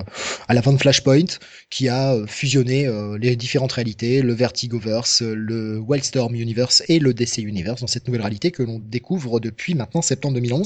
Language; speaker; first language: French; native; French